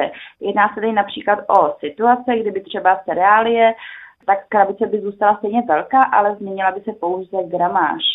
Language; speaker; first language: Czech; native; Czech